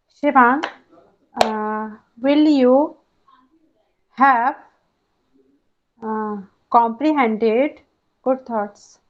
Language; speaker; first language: English; non-native, learner; Hindi